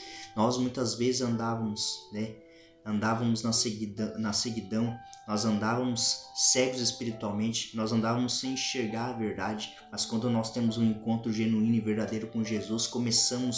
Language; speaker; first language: Portuguese; native; Portuguese